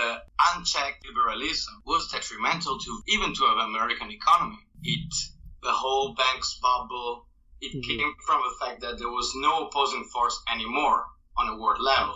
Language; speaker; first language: English; non-native, fluent; Italian